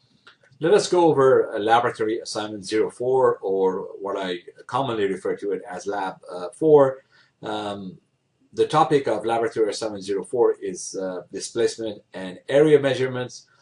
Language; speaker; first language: English; non-native, fluent; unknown